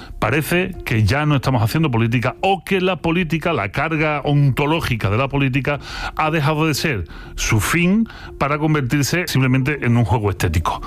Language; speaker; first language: Spanish; native; Spanish